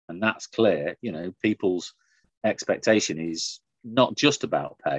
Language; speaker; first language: English; native; English